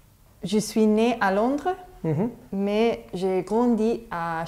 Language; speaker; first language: French; non-native, fluent; English